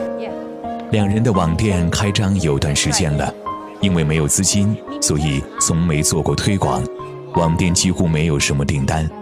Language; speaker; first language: Chinese; native; Chinese